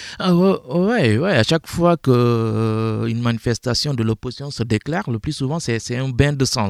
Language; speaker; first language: French; non-native, local second language; Fula